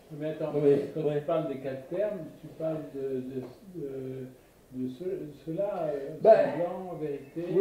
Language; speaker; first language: French; native; French